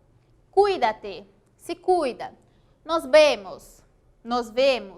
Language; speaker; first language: Spanish; non-native, fluent; Portuguese